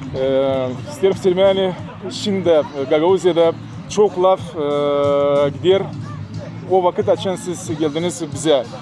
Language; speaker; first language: Turkish; non-native, learner; Gagauz